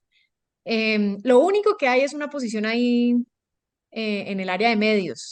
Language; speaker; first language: Spanish; native; Spanish